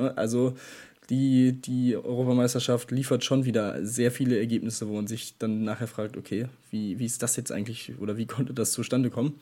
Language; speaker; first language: German; native; German